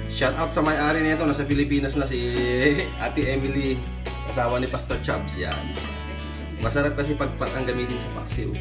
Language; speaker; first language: Filipino; non-native, local second language; Iloko